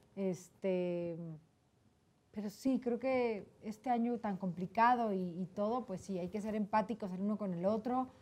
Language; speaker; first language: Spanish; native; Spanish